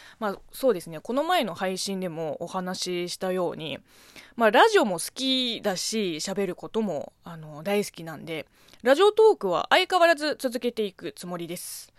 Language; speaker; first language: Japanese; non-native, fluent; Chinese